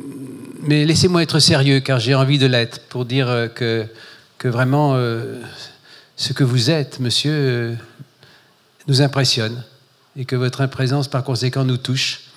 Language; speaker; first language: French; native; French